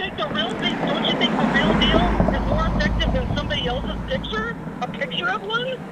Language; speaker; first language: English; native; English